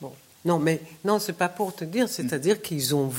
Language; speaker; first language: French; non-native, fluent; Hebrew